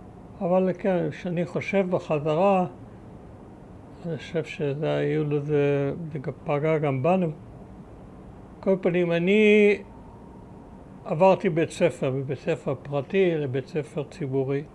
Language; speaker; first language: Hebrew; early bilingual, other home language; German